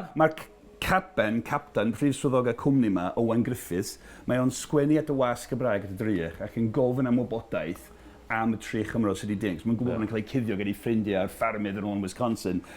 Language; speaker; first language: Welsh; non-native, fluent; English